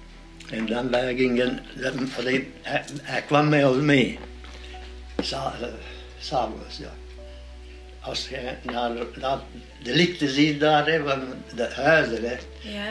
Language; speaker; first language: Dutch; non-native, learner; Hungarian